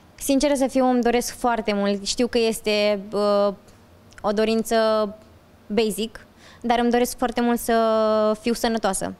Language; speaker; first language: Romanian; native; Romanian